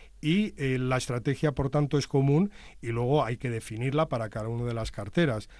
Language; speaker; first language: Spanish; native; Spanish